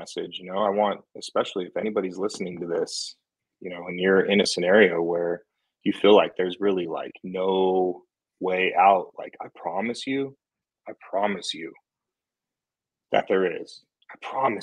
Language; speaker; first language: English; native; English